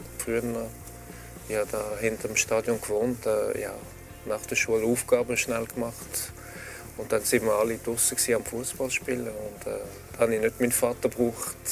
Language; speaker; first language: German; non-native, local second language; French